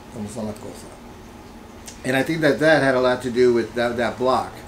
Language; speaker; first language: English; early bilingual, other home language; Spanish